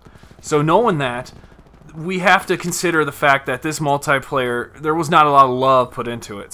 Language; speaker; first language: English; native; English